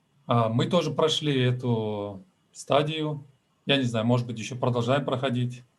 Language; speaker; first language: Russian; native; Russian